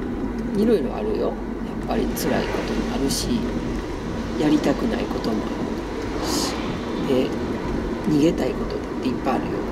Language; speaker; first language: Japanese; native; Japanese